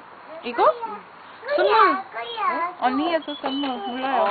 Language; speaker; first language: Korean; non-native, learner; English